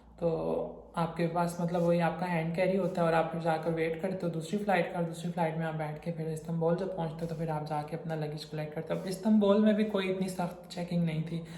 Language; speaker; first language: Urdu; non-native, local second language; Saraiki